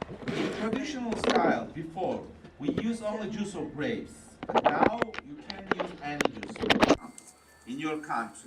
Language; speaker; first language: English; non-native, learner; Georgian